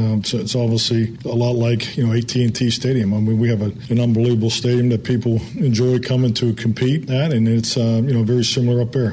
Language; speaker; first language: English; native; English